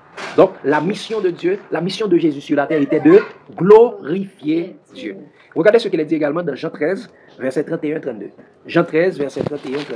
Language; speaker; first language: French; non-native, local second language; Haitian Creole